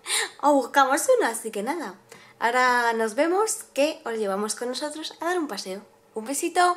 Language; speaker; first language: Spanish; native; Spanish